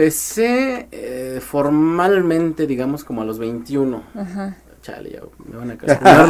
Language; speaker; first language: Spanish; native; Spanish